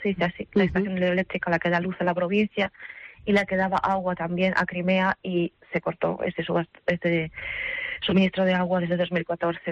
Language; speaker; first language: Spanish; non-native, fluent; Russian